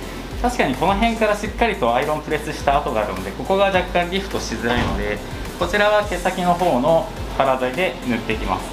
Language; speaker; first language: Japanese; native; Japanese